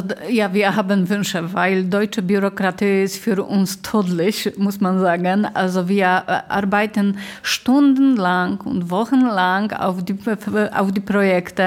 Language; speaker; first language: German; non-native, fluent; Polish